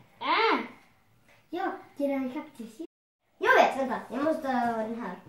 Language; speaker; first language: Swedish; early bilingual, other home language; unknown